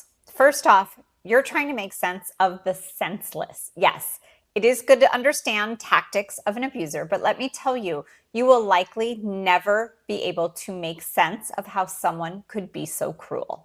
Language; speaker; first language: English; native; English